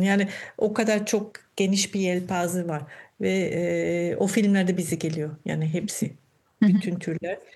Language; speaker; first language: Turkish; non-native, fluent; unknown